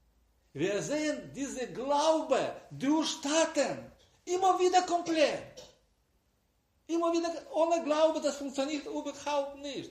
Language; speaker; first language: German; non-native, learner; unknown